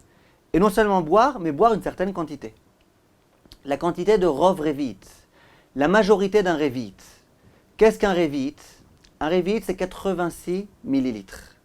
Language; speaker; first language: French; native; French